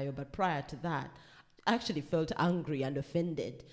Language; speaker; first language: English; non-native, local second language; Ganda